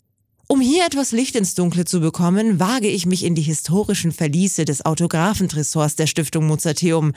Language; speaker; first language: German; native; German